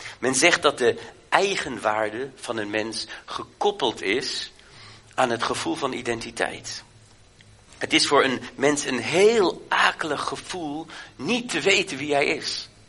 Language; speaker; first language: Dutch; native; Dutch